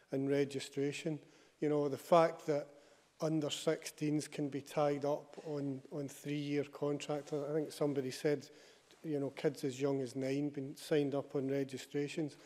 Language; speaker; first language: English; native; English